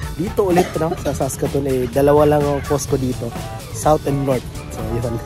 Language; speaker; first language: Filipino; non-native, local second language; Bikol